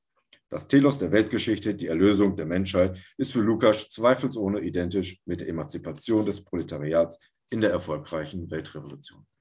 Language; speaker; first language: German; native; German